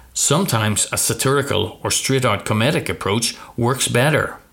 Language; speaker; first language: English; native; English